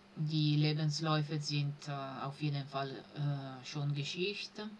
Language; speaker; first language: German; non-native, learner; Italian